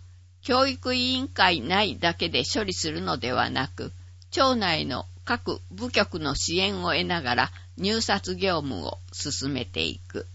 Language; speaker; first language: Japanese; native; Japanese